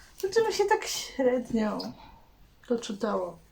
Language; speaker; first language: Polish; native; Polish